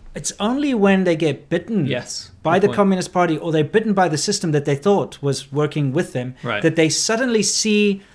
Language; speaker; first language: English; native; English